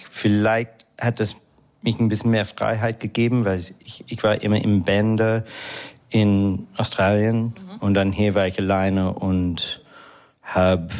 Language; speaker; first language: German; non-native, fluent; English